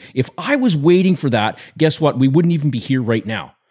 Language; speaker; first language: English; native; English